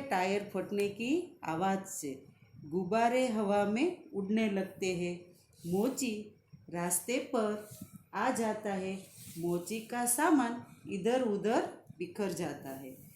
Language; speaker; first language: Hindi; non-native, local second language; Gujarati